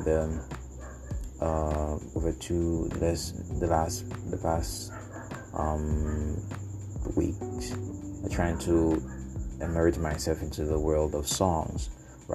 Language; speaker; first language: English; non-native, fluent; Haitian Creole